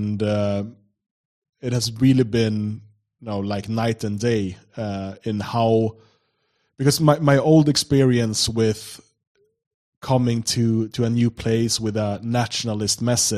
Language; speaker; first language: English; non-native, fluent; Swedish